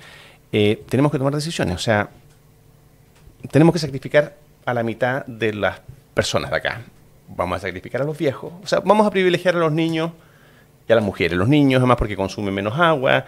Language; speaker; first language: Spanish; native; Spanish